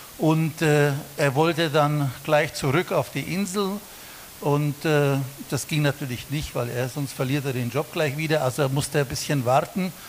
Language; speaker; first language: German; native; German